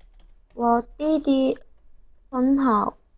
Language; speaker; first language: Chinese; non-native, learner; Korean